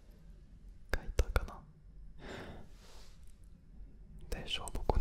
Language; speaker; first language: Japanese; non-native, fluent; French